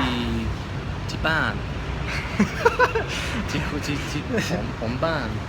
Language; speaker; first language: Thai; non-native, learner; Dutch